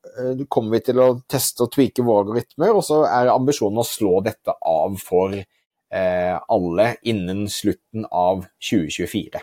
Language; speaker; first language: Norwegian; native; Norwegian